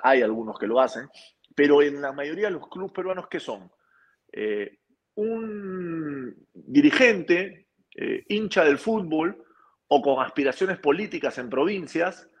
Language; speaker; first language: Spanish; native; Spanish